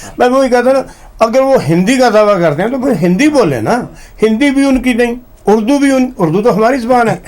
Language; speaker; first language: Urdu; native; Urdu